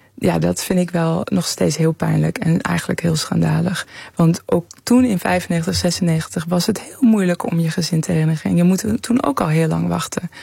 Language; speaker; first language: Dutch; early bilingual, other home language; Persian